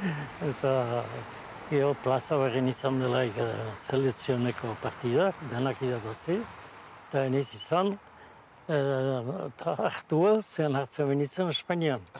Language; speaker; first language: Basque; native; Basque